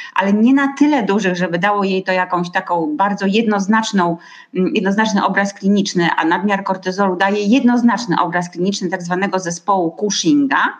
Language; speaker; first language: Polish; native; Polish